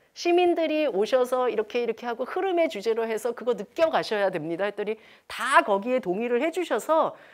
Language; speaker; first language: Korean; native; Korean